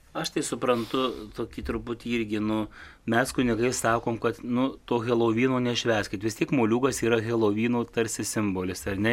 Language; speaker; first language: Lithuanian; native; Lithuanian